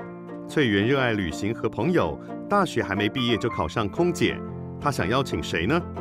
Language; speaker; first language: Chinese; native; Chinese